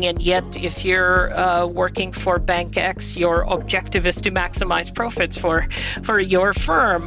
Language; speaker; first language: English; non-native, local second language; Bangla